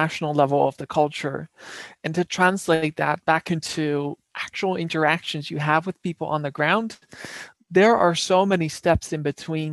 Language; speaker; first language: English; non-native, fluent; Dutch